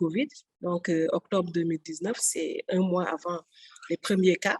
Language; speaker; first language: French; non-native, local second language; Wolof